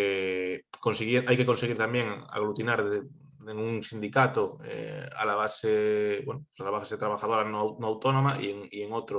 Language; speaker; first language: Spanish; native; Spanish